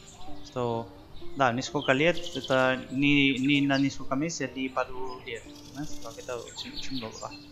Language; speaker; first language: Russian; non-native, learner; Spanish